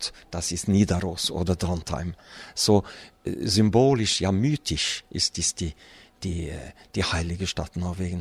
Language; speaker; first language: German; non-native, fluent; Norwegian